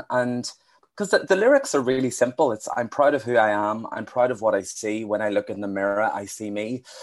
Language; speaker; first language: English; native; English